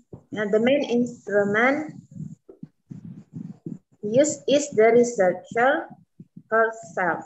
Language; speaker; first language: English; non-native, fluent; Indonesian